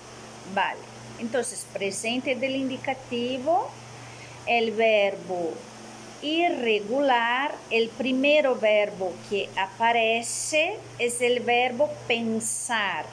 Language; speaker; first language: Spanish; non-native, fluent; Portuguese